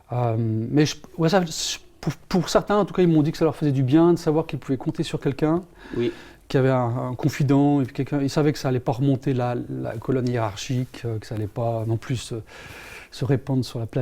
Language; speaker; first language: French; native; French